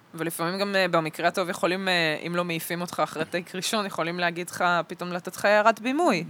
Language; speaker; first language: Hebrew; early bilingual, other home language; Russian